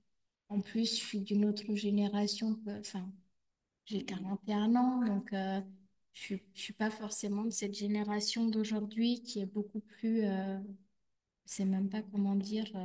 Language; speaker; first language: French; native; French